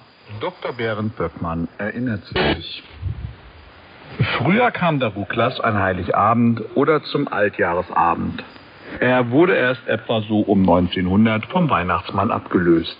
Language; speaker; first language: German; native; German